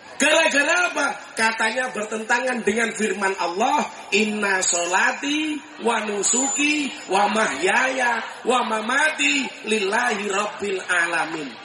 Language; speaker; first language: Indonesian; non-native, local second language; Javanese